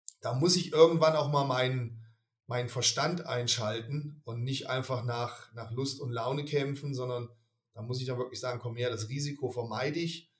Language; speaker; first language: German; native; German